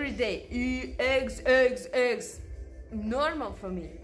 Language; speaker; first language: English; non-native, learner; Russian